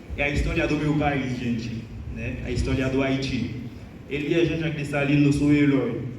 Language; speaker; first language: Portuguese; non-native, fluent; Haitian Creole